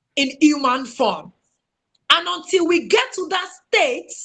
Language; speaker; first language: English; non-native, local second language; Yoruba